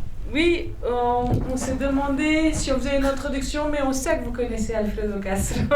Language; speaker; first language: French; native; French